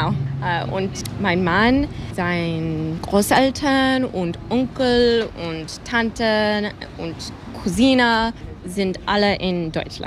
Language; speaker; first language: German; non-native, learner; English